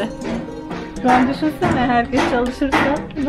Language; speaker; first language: Turkish; non-native, fluent; Slovenian